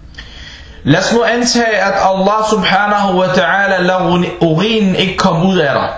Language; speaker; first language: Danish; non-native, local second language; Arabic